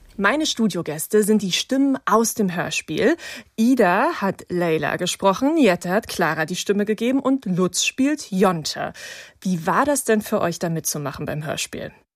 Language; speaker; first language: German; native; German